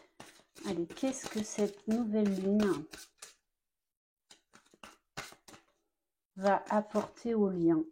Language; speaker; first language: French; native; French